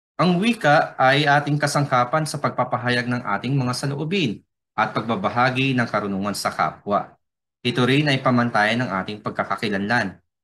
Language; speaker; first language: Filipino; non-native, local second language; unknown